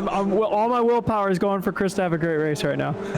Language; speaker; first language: English; native; English